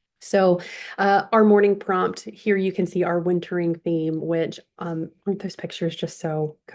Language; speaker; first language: English; native; English